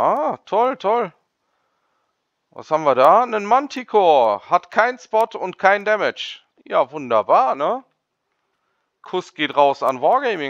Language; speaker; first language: German; native; German